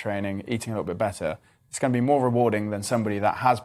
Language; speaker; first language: English; native; English